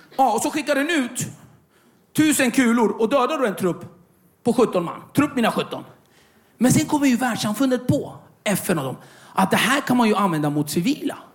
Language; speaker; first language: Swedish; early bilingual, other home language; Kurdish